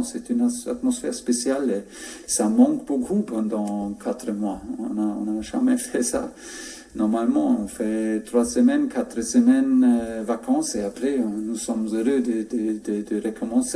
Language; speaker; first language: French; non-native, fluent; German